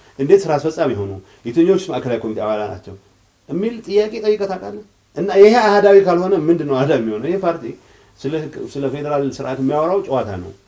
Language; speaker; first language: Amharic; non-native, local second language; Tigrinya